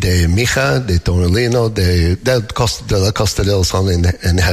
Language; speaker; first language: Spanish; non-native, learner; English